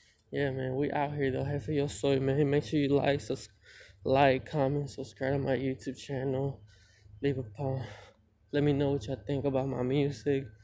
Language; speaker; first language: English; early bilingual, other home language; Spanish